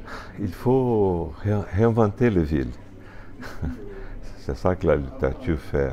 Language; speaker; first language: French; non-native, fluent; Portuguese